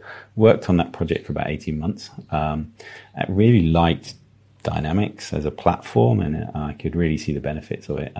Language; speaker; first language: English; native; English